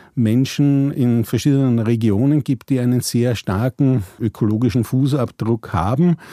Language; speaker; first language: German; native; German